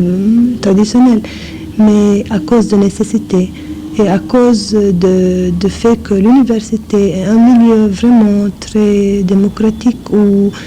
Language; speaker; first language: French; non-native, fluent; English